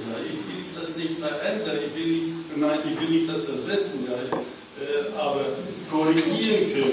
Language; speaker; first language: German; non-native, fluent; Greek